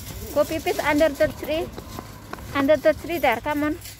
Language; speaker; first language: English; non-native, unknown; Indonesian